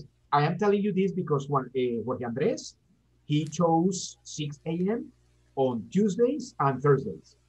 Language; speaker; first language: English; non-native, fluent; Spanish